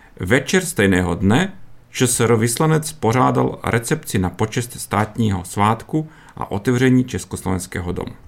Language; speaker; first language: Czech; early bilingual, heritage; Czech